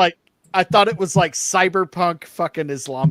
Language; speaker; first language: English; native; English